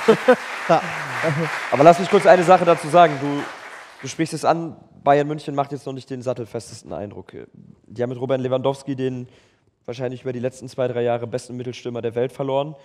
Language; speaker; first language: German; native; German